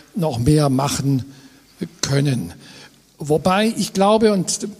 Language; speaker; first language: German; native; German